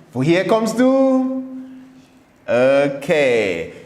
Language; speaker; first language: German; non-native, learner; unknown